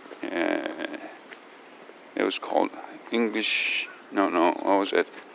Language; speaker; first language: English; non-native, fluent; Japanese